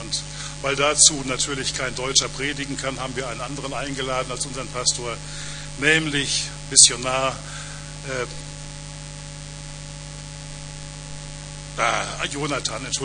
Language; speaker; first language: German; native; German